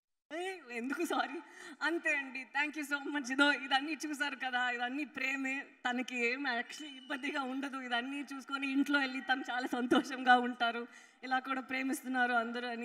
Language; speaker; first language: Telugu; non-native, fluent; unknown